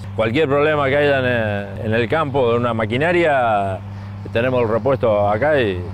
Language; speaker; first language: Spanish; native; Spanish